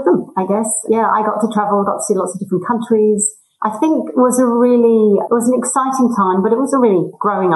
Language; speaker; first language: English; native; English